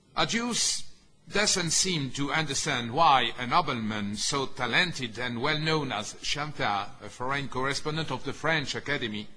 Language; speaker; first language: English; non-native, fluent; French